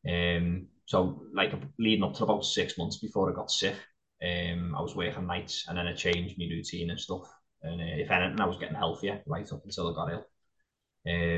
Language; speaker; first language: English; native; English